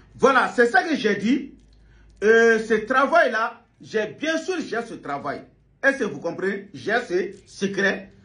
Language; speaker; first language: French; non-native, local second language; Bambara